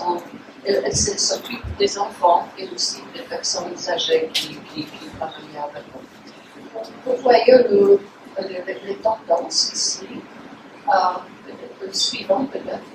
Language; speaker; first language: French; non-native, fluent; Polish